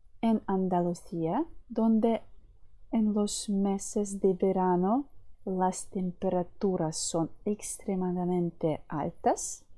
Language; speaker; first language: Spanish; non-native, fluent; Ukrainian